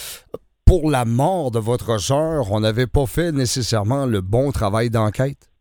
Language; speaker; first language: French; native; French